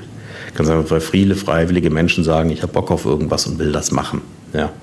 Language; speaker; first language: German; native; German